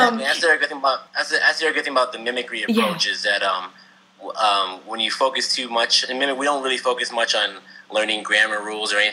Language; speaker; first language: English; native; English